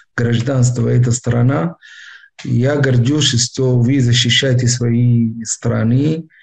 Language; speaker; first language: Russian; non-native, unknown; Arabic